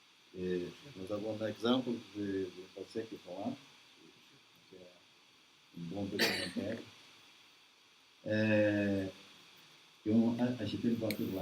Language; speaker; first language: French; non-native, learner; Portuguese